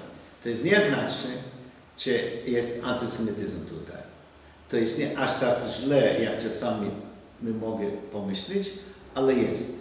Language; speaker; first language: Polish; non-native, learner; English